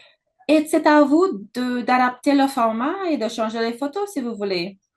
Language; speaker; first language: French; non-native, fluent; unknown